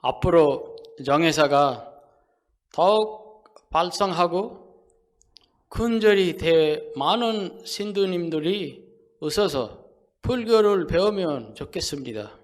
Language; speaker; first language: Korean; non-native, fluent; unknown